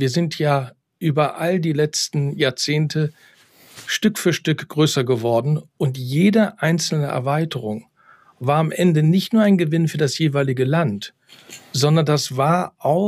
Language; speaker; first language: German; native; German